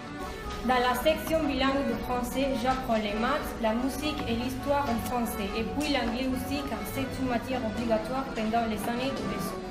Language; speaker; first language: French; non-native, learner; Spanish